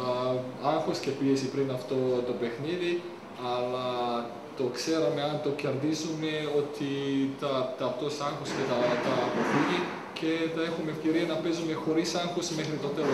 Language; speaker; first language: Greek; non-native, fluent; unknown